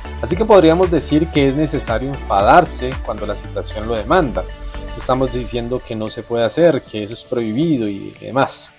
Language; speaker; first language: Spanish; native; Spanish